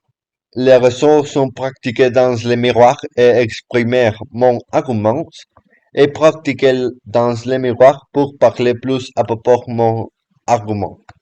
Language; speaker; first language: French; non-native, learner; Spanish